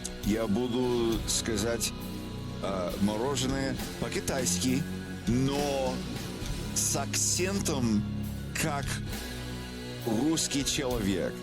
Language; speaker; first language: Russian; non-native, learner; English